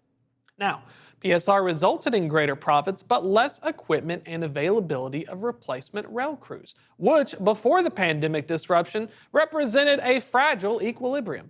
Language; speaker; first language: English; native; English